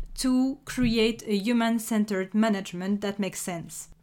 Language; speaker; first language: English; non-native, fluent; French